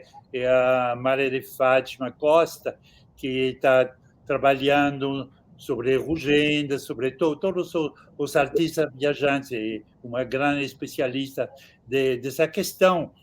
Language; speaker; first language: Portuguese; non-native, fluent; French